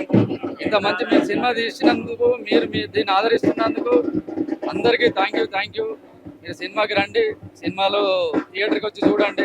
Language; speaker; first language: Telugu; native; Telugu